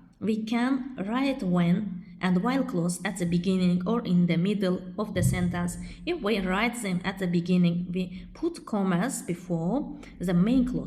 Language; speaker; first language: English; non-native, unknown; Azerbaijani